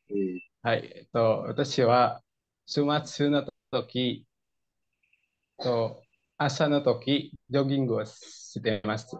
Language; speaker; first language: Japanese; non-native, learner; Indonesian